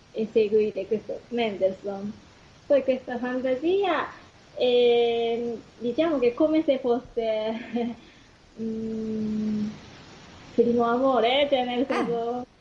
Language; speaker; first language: Italian; non-native, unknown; Japanese